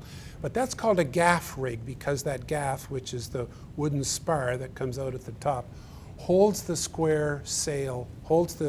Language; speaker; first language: English; native; English